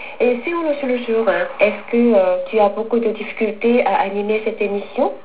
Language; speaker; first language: French; non-native, fluent; Korean